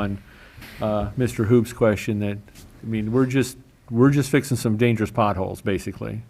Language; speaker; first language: English; native; English